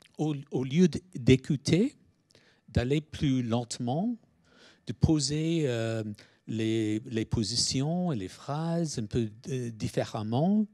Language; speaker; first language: French; non-native, fluent; English